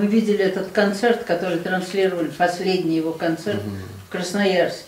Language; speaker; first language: Russian; native; Russian